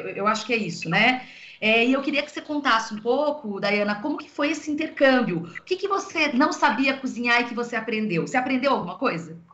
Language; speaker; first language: Portuguese; native; Portuguese